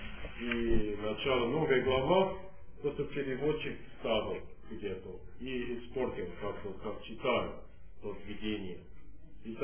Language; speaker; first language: Russian; non-native, fluent; English